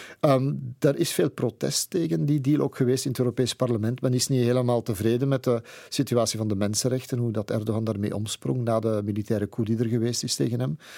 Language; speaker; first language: Dutch; native; Dutch